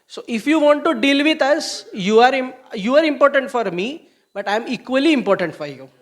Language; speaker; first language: English; non-native, local second language; Marathi